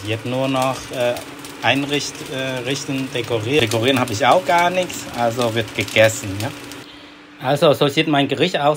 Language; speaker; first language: German; non-native, learner; Vietnamese